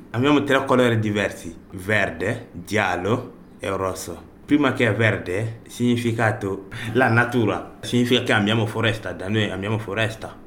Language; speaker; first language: Italian; non-native, learner; Bambara